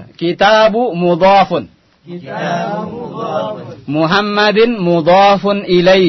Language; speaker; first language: Arabic; non-native, fluent; Indonesian